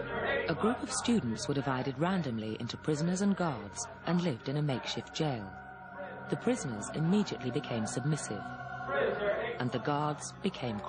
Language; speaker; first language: English; native; English